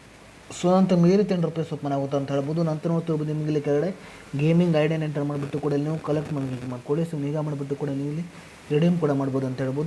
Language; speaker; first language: Kannada; native; Kannada